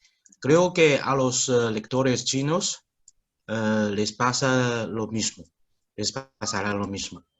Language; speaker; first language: Spanish; non-native, fluent; Chinese